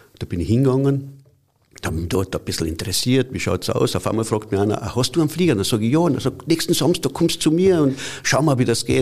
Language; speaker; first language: German; native; German